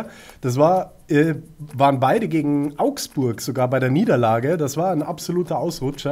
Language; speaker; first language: German; native; German